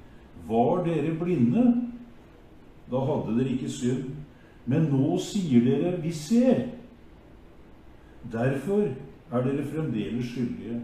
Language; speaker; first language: Norwegian; native; Norwegian